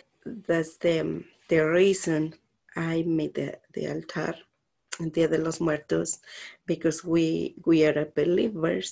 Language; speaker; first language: English; non-native, learner; Spanish